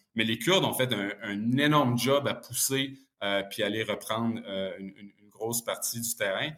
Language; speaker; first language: French; early bilingual, other home language; Bosnian